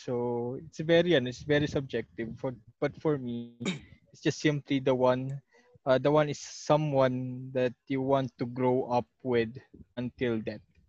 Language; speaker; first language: English; non-native, local second language; Filipino